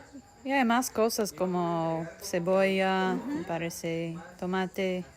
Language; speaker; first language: Spanish; non-native, fluent; English